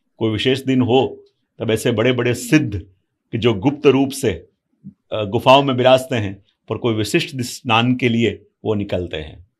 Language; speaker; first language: Hindi; non-native, local second language; Gujarati